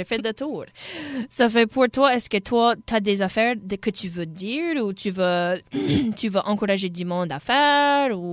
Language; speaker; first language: French; native; French